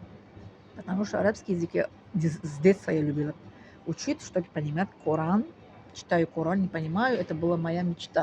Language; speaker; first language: Russian; non-native, local second language; Tajik